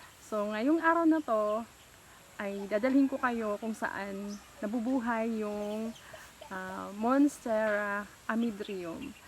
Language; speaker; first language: Filipino; non-native, local second language; Waray